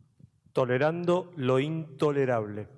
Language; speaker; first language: Spanish; native; Spanish